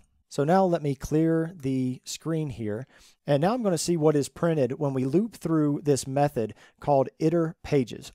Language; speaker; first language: English; native; English